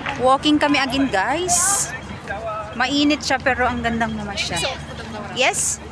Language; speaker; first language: Filipino; native; Filipino